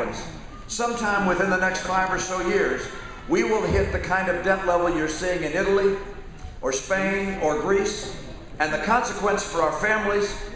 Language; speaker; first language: English; native; English